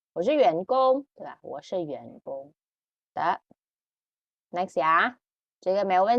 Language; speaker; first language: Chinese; non-native, fluent; Indonesian